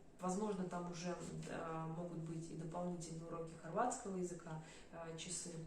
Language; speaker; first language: Russian; native; Russian